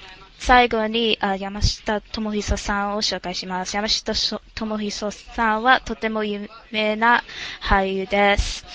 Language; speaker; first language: Japanese; non-native, learner; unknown